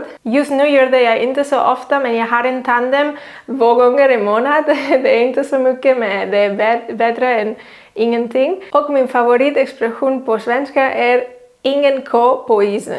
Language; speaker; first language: Swedish; non-native, fluent; Catalan